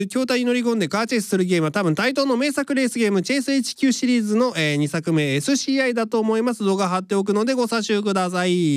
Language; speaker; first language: Japanese; native; Japanese